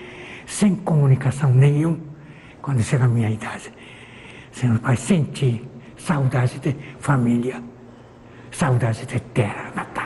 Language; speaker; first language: Portuguese; non-native, learner; Korean